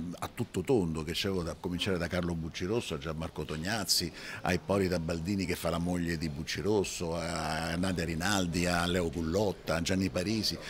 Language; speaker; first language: Italian; native; Italian